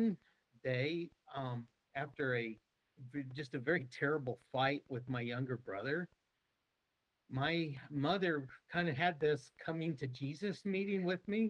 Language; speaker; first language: English; native; English